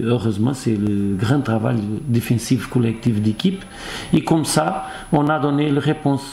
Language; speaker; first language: French; non-native, fluent; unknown